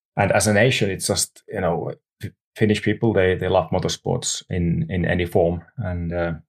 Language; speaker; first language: English; non-native, fluent; Finnish